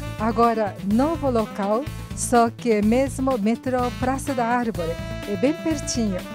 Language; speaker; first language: Portuguese; non-native, learner; Japanese